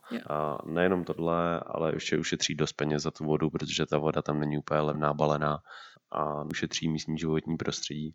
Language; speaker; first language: Czech; native; Czech